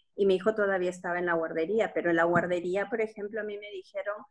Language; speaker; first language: Spanish; native; Spanish